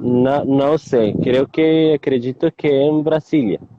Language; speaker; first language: Portuguese; non-native, learner; Spanish